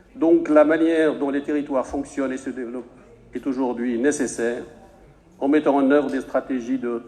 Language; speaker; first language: French; non-native, local second language; Arabic